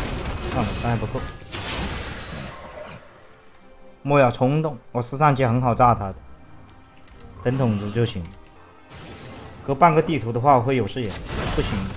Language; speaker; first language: Chinese; native; Chinese